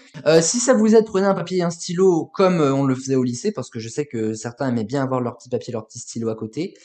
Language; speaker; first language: French; native; French